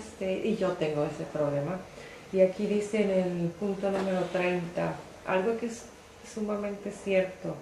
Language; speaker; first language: Spanish; native; Spanish